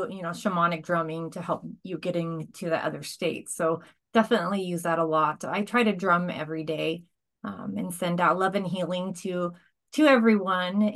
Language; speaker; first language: English; native; English